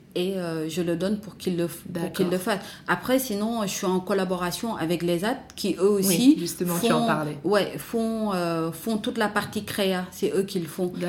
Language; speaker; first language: French; non-native, local second language; Wolof